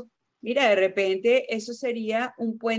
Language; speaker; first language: Spanish; native; Spanish